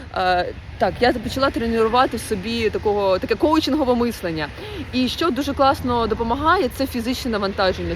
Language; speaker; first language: Ukrainian; non-native, local second language; Russian